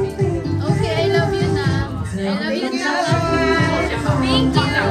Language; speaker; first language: English; non-native, learner; Filipino